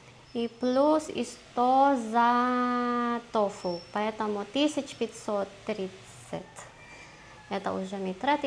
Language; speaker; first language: Russian; non-native, learner; Filipino